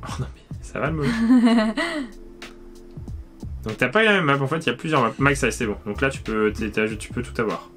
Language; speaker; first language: French; native; French